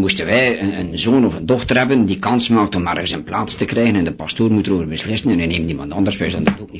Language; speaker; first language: Dutch; native; Dutch